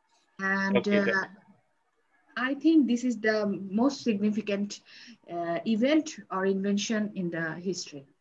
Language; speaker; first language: English; non-native, learner; Bangla